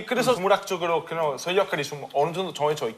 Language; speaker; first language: Korean; non-native, fluent; Italian